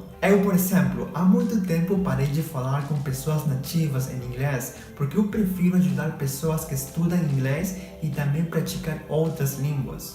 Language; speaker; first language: Portuguese; non-native, fluent; Spanish